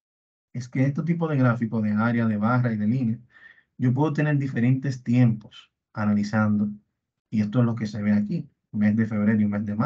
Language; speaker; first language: Spanish; native; Spanish